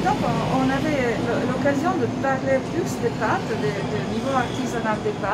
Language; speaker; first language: French; non-native, fluent; Italian